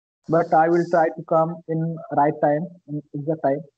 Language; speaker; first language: English; non-native, learner; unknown